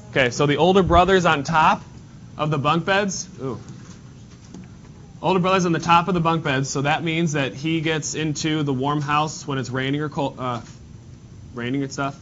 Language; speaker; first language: English; native; English